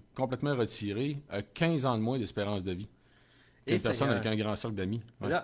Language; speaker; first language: French; native; French